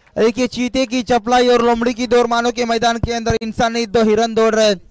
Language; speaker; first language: Hindi; non-native, local second language; Marathi